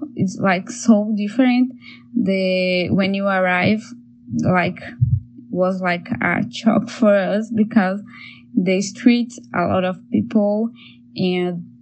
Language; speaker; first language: English; non-native, learner; Portuguese